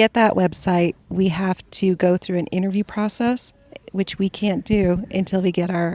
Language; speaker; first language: English; native; English